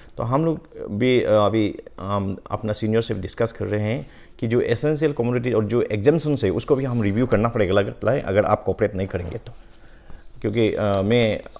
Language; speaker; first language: Hindi; non-native, local second language; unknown